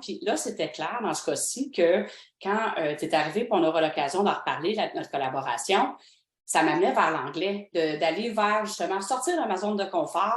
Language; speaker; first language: French; native; French